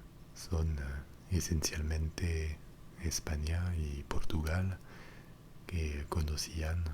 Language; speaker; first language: Spanish; non-native, fluent; French